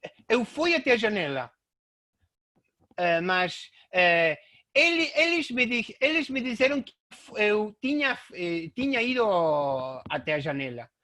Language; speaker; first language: Portuguese; non-native, fluent; Spanish